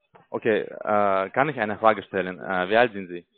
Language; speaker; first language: German; non-native, learner; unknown